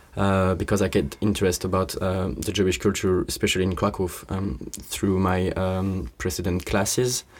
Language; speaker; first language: English; non-native, fluent; French